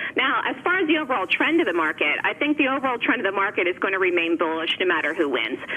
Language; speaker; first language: English; native; English